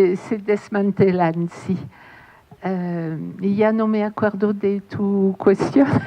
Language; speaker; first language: Spanish; non-native, fluent; French